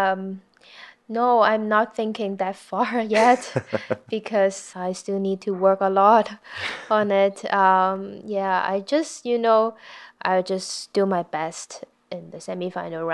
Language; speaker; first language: English; non-native, local second language; Cantonese